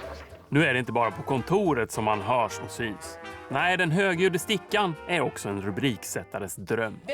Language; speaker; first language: Swedish; native; Swedish